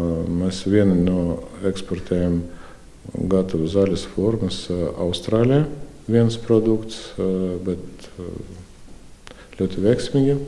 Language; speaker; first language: Latvian; non-native, local second language; Russian